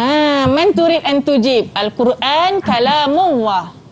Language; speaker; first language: Arabic; non-native, fluent; Malay